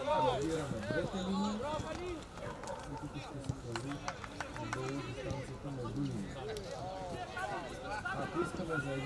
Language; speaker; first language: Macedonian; non-native, learner; Bulgarian